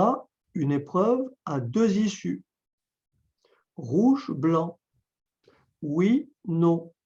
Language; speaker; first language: French; native; French